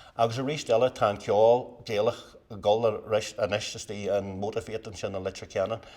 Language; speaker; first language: Irish; native; Irish